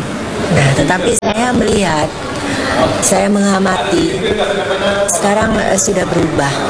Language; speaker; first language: Indonesian; native; Indonesian